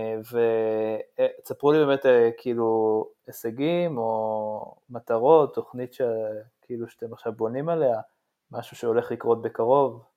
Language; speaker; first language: Hebrew; native; Hebrew